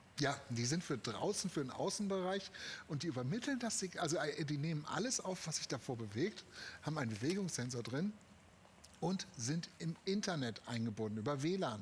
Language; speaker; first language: German; native; German